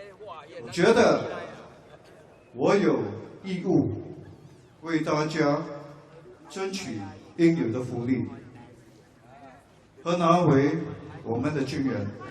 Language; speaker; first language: Chinese; non-native, local second language; English